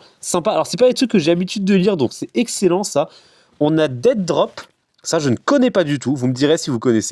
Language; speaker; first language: French; native; French